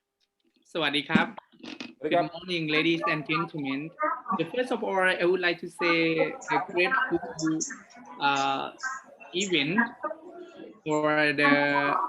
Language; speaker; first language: English; non-native, fluent; Thai